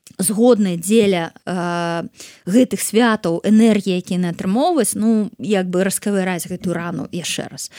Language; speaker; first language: Belarusian; non-native, local second language; Russian